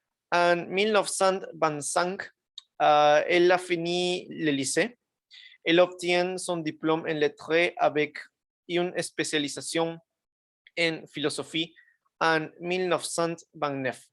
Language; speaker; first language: French; non-native, learner; Spanish